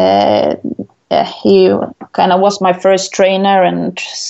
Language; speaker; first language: English; non-native, fluent; Swedish